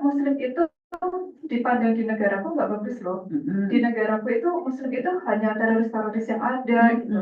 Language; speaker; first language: Indonesian; native; Indonesian